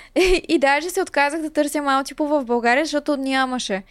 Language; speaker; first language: Bulgarian; native; Bulgarian